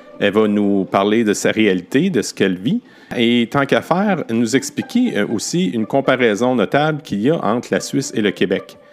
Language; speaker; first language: French; native; French